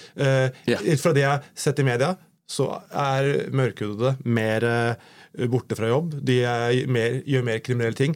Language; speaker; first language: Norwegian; native; Norwegian